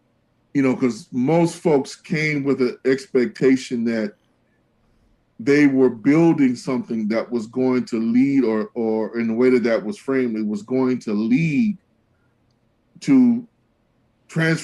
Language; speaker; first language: English; native; English